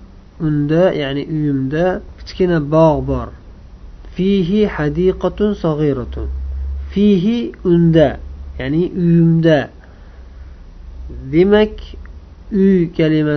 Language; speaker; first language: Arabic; non-native, fluent; Uzbek